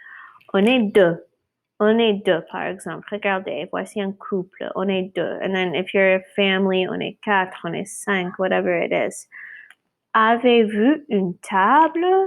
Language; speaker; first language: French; non-native, fluent; English